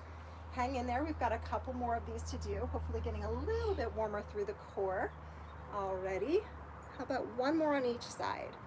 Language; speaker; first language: English; native; English